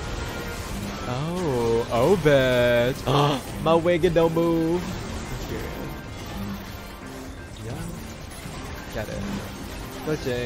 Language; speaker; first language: English; native; English